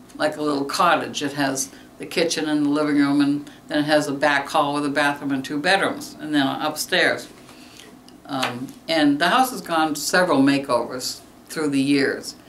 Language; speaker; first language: English; native; English